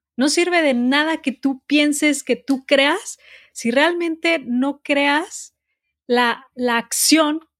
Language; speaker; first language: Spanish; native; Spanish